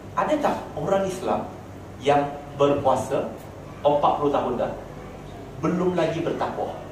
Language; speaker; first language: Malay; non-native, local second language; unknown